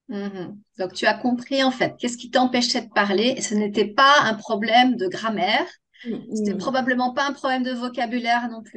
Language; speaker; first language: French; native; French